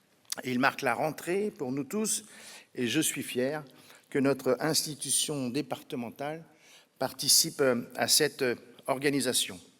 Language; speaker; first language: French; native; French